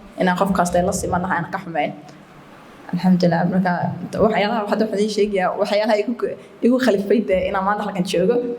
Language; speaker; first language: Somali; early bilingual, heritage; Somali